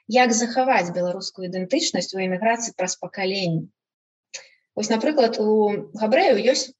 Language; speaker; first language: Belarusian; non-native, local second language; Russian